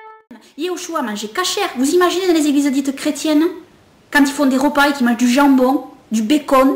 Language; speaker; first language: French; native; French